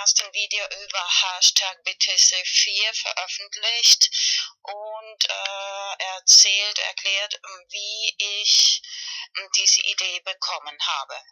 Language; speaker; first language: German; non-native, fluent; Spanish